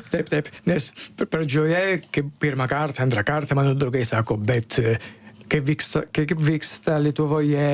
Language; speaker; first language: Lithuanian; non-native, learner; Italian